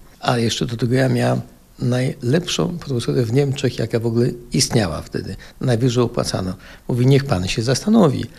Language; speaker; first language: Polish; native; Polish